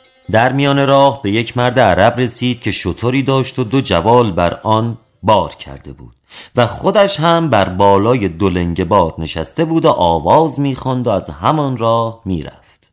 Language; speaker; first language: Persian; native; Persian